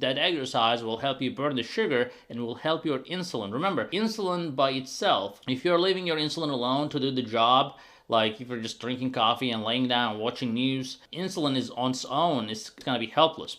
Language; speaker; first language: English; non-native, fluent; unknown